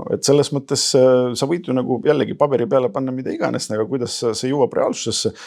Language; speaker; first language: Estonian; non-native, local second language; Russian